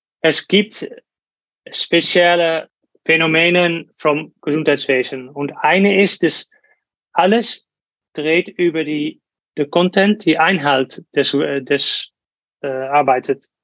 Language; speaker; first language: German; non-native, learner; Dutch